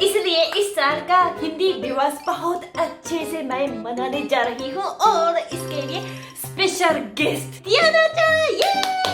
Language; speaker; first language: Hindi; non-native, fluent; Japanese